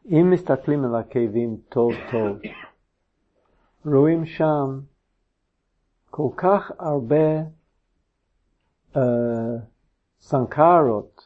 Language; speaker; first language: Hebrew; non-native, fluent; English